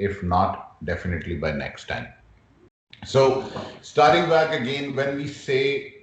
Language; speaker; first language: English; non-native, local second language; Urdu